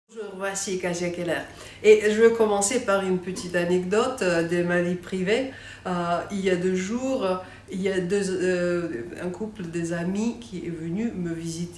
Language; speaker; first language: French; non-native, fluent; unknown